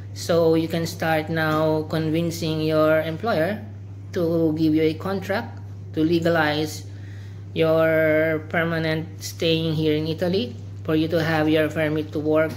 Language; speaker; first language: English; non-native, local second language; Filipino